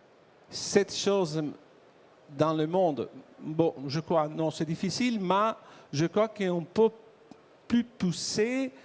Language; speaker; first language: French; non-native, learner; Italian